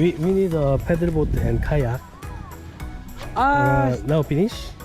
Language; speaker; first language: English; non-native, learner; Korean